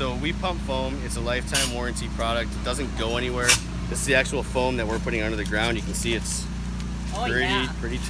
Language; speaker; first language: English; native; English